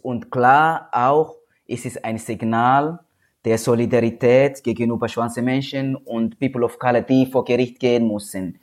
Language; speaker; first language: German; non-native, learner; Swahili